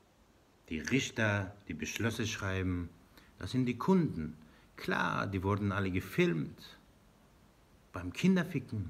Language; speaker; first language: German; non-native, learner; Persian